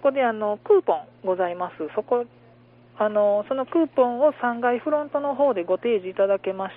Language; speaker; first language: Japanese; native; Japanese